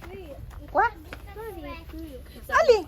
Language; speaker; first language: French; non-native, learner; Filipino